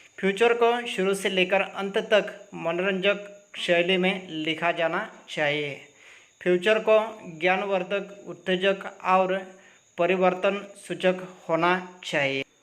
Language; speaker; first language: Hindi; non-native, local second language; Marathi